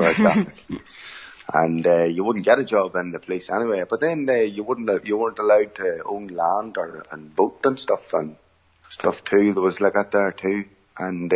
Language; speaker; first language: English; native; English